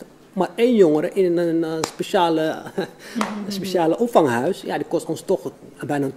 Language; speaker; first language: Dutch; native; Dutch